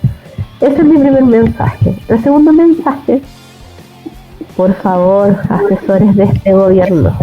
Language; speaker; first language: Spanish; native; Spanish